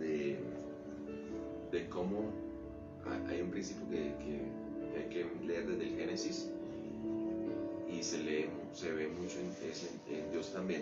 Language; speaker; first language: Spanish; native; Spanish